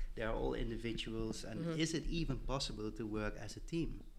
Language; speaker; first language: English; non-native, fluent; Dutch